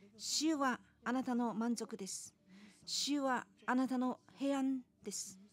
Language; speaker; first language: Japanese; non-native, fluent; Chinese